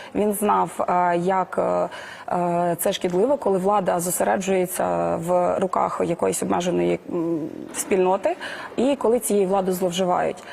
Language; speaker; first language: Ukrainian; native; Ukrainian